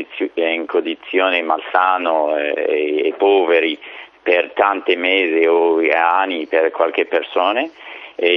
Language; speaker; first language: Italian; non-native, fluent; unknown